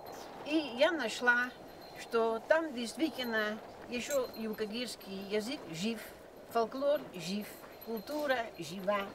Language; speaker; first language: Russian; non-native, fluent; Dutch